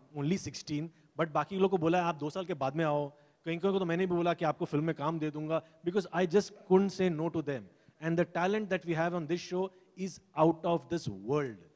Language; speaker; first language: Hindi; native; Hindi